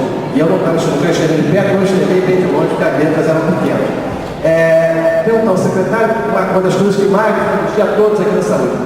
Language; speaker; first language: Portuguese; native; Portuguese